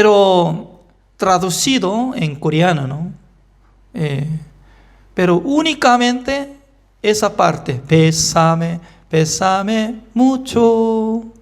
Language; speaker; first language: Spanish; non-native, fluent; Korean